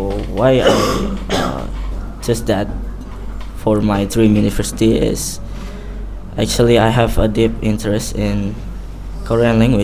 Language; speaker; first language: English; non-native, learner; Indonesian